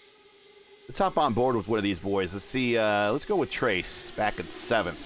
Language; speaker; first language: English; native; English